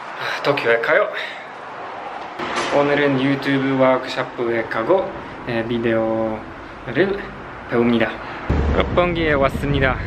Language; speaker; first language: Korean; non-native, learner; Polish